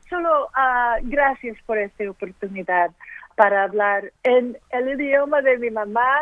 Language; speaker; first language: Spanish; early bilingual, heritage; English